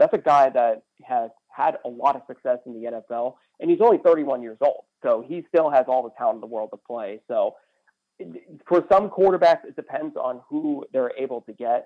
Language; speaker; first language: English; native; English